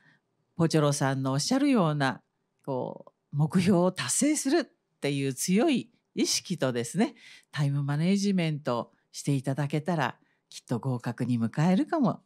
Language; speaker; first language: Japanese; native; Japanese